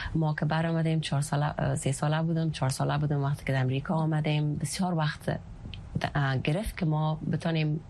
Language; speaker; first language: Persian; early bilingual, heritage; Persian